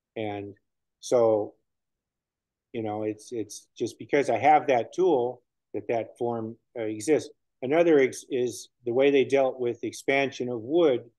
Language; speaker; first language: English; native; English